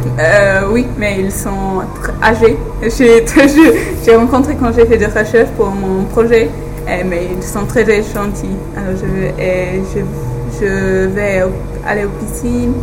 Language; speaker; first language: French; non-native, fluent; English